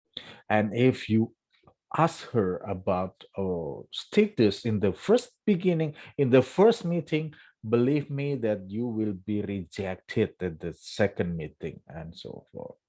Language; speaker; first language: English; non-native, fluent; Indonesian